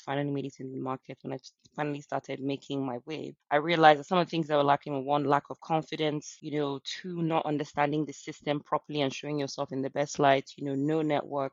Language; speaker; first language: English; non-native, local second language; Yoruba